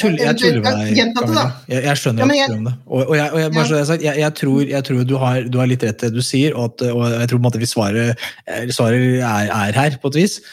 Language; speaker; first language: Norwegian; native; Norwegian